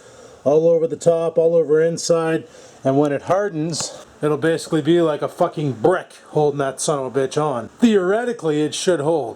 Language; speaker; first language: English; native; English